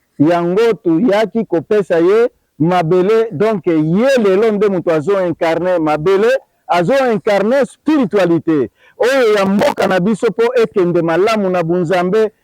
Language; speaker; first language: Lingala; non-native, local second language; Kongo